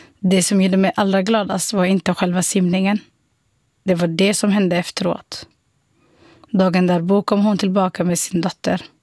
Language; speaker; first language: Swedish; non-native, fluent; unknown